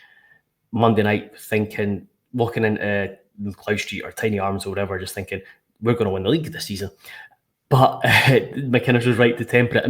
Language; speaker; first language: English; native; English